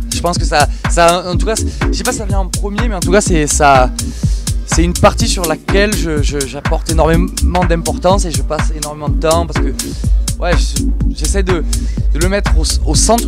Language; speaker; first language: French; native; French